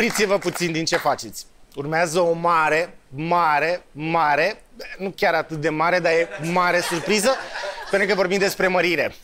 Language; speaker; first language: Romanian; native; Romanian